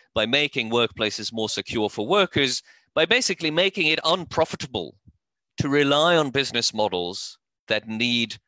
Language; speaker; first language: English; non-native, fluent; Norwegian